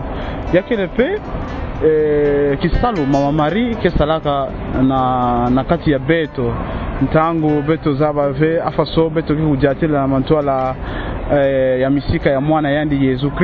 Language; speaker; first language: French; non-native, local second language; Kongo